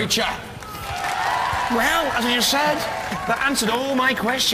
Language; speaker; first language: English; native; English